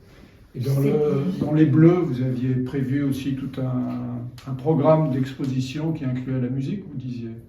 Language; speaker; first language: French; native; French